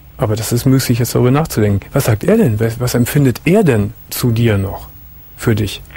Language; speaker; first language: German; native; German